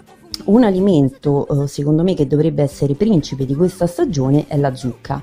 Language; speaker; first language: Italian; native; Italian